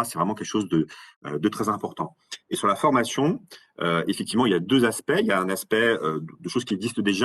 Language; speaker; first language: French; native; French